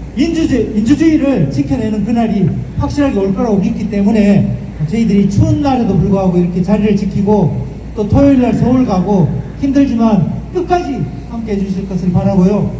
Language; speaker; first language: Korean; native; Korean